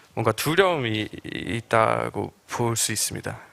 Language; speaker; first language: Korean; non-native, fluent; English